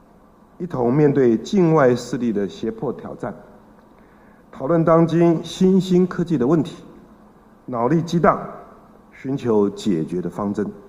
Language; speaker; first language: Chinese; native; Chinese